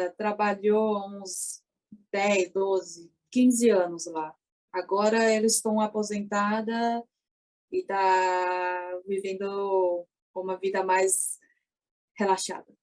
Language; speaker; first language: Portuguese; early bilingual, other home language; Chinese